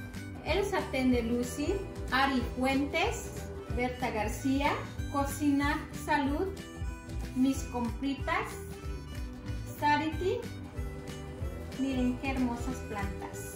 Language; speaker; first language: Spanish; native; Spanish